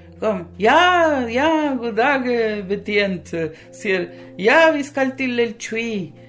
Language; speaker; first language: Norwegian; early bilingual, other home language; Spanish